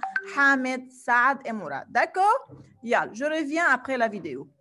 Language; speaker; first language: French; non-native, fluent; Arabic